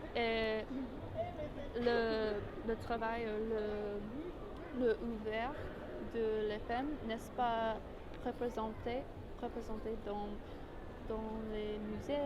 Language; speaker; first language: French; non-native, learner; English